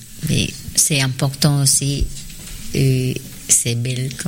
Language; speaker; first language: French; non-native, learner; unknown